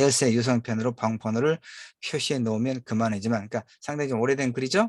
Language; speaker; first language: Korean; native; Korean